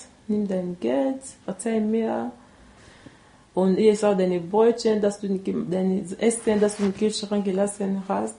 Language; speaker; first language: German; non-native, learner; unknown